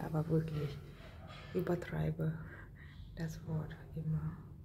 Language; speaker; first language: German; non-native, learner; Thai